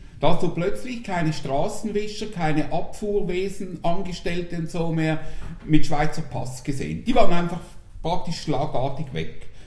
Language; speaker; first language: German; native; German